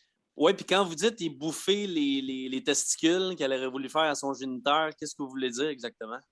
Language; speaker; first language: French; native; French